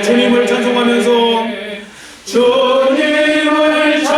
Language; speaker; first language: Korean; native; Korean